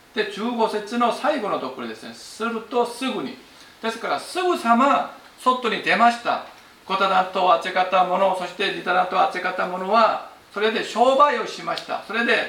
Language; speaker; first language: Japanese; non-native, fluent; Korean